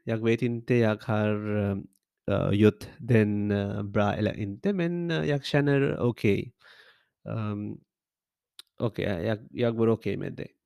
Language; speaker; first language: Swedish; non-native, learner; English